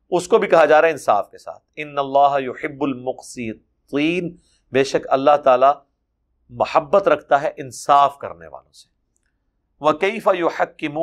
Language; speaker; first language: Urdu; non-native, local second language; Punjabi